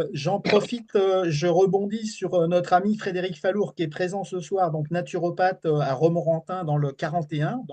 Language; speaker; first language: French; native; French